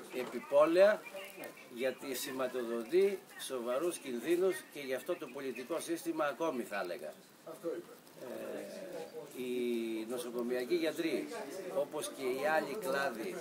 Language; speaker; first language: Greek; native; Greek